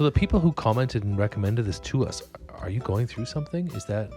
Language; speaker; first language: English; native; English